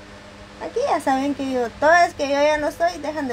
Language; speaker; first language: Spanish; native; Spanish